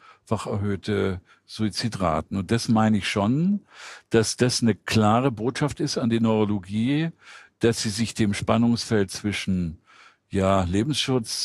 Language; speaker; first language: German; native; German